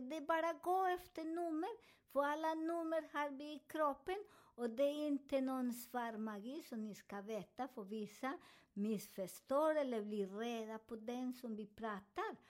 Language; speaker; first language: Swedish; non-native, learner; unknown